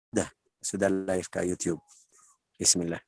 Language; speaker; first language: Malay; non-native, fluent; Arabic